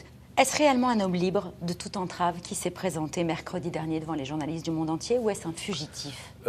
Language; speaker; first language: French; native; French